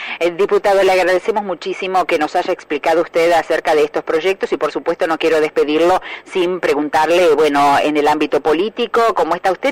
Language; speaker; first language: Spanish; native; Spanish